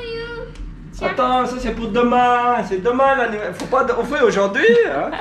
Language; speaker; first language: French; native; French